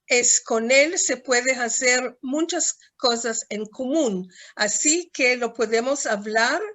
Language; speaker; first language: Spanish; non-native, fluent; Hebrew